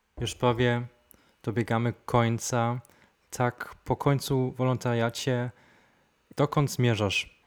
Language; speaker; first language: Polish; non-native, fluent; German